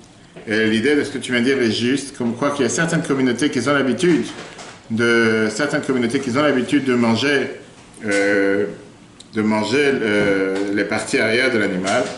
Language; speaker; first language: French; native; French